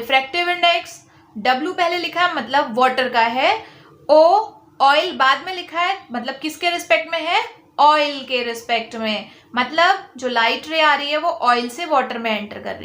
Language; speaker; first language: Hindi; native; Hindi